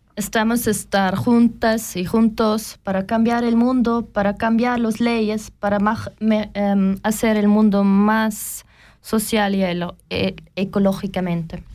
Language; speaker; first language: Spanish; non-native, learner; German